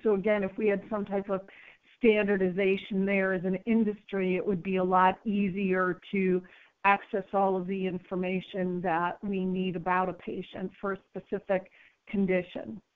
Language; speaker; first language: English; native; English